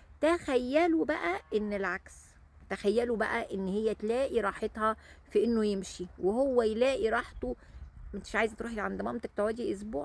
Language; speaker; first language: Arabic; native; Arabic